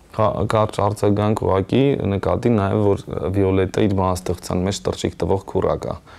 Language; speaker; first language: Armenian; native; Armenian